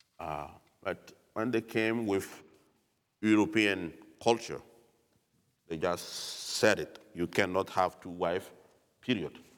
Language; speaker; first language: English; non-native, fluent; French